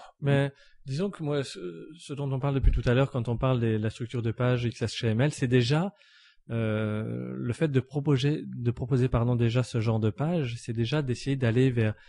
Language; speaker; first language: French; native; French